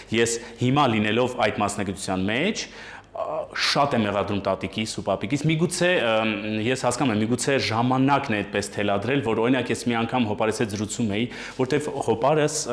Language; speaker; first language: Armenian; early bilingual, heritage; Armenian